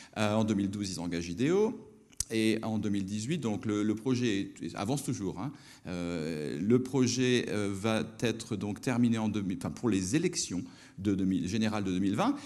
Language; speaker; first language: French; native; French